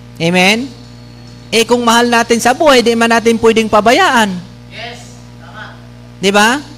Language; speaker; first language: Filipino; non-native, local second language; Bikol